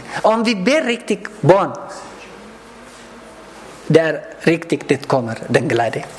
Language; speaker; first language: Swedish; non-native, learner; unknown